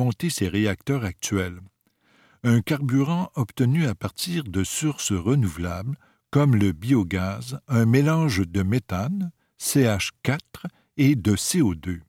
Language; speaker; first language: French; native; French